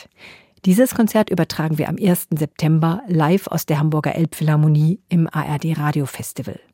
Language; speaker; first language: German; native; German